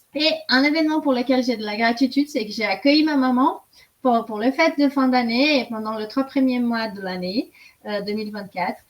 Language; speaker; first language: French; non-native, fluent; Portuguese